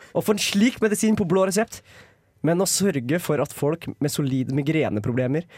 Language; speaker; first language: Norwegian; native; Norwegian